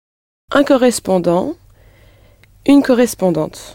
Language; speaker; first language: French; non-native, learner; English